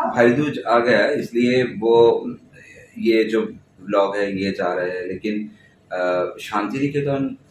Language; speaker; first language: Hindi; non-native, local second language; Bangla